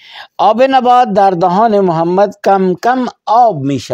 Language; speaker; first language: Persian; non-native, fluent; Urdu